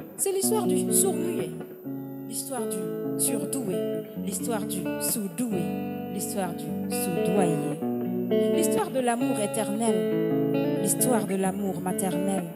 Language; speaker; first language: French; non-native, local second language; Wolof